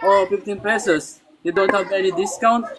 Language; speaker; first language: English; non-native, local second language; Filipino